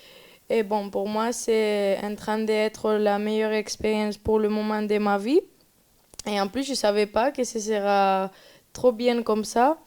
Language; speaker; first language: French; non-native, learner; Spanish